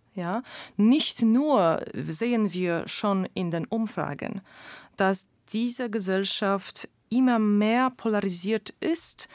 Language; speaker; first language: German; non-native, fluent; Polish